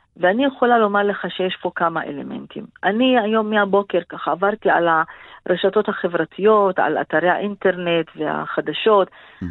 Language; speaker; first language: Hebrew; non-native, local second language; Arabic